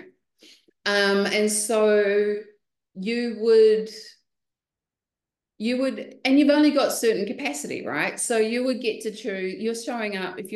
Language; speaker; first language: English; native; English